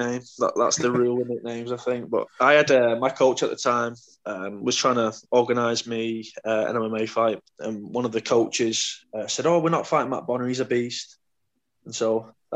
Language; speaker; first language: English; native; English